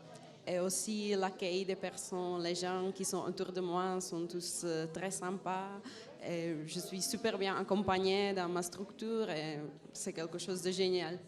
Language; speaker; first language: French; non-native, fluent; Czech